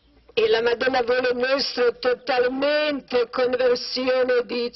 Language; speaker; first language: Italian; non-native, learner; Croatian